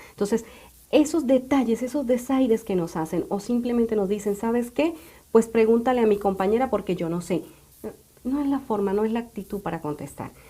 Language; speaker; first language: Spanish; native; Spanish